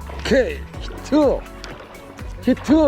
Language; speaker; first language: Korean; native; Korean